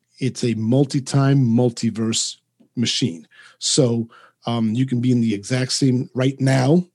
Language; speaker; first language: English; early bilingual, other home language; Spanish